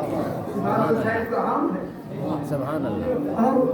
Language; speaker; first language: Urdu; native; Urdu